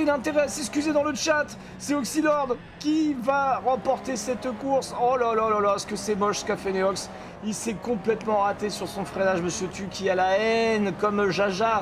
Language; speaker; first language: French; native; French